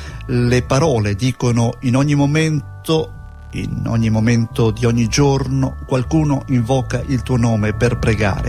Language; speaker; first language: Italian; native; Italian